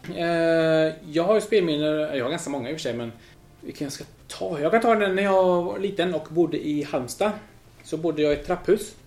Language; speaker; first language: Swedish; early bilingual, other home language; Spanish